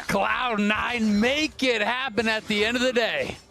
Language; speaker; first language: English; native; English